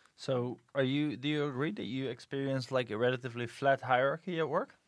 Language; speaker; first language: English; non-native, fluent; Dutch